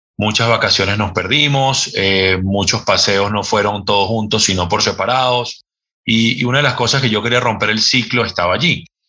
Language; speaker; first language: Spanish; native; Spanish